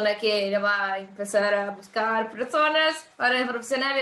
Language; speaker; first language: Spanish; non-native, fluent; Portuguese